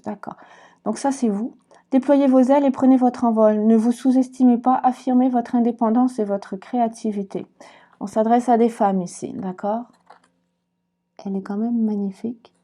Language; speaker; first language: French; native; French